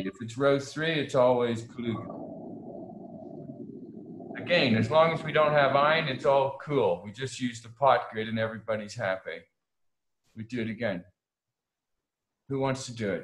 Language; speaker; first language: English; native; English